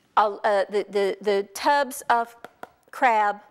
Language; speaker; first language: English; native; English